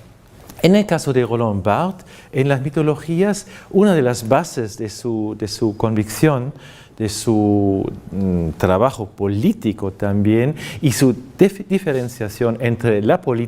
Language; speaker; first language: Spanish; non-native, fluent; German